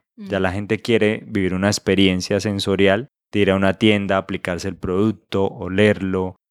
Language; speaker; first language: Spanish; native; Spanish